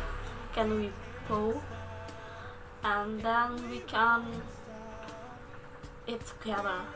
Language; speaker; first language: English; non-native, learner; Balinese